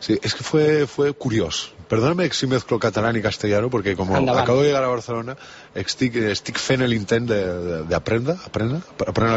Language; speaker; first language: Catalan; non-native, local second language; Spanish